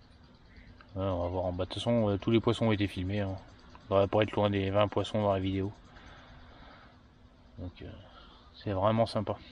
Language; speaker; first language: French; native; French